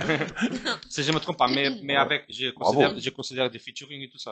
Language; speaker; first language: French; non-native, fluent; Portuguese